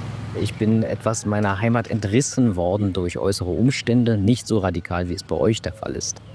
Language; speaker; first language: German; native; German